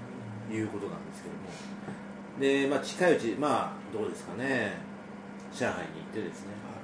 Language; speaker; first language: Japanese; native; Japanese